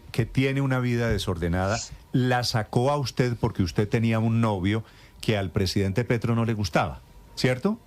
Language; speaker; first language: Spanish; native; Spanish